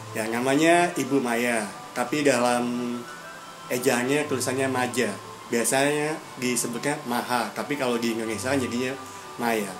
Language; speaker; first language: Indonesian; native; Indonesian